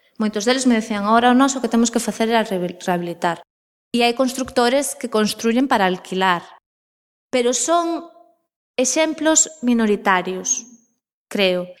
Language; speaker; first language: Galician; non-native, local second language; Spanish